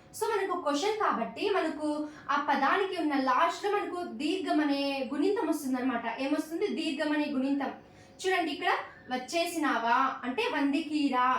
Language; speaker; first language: Telugu; non-native, local second language; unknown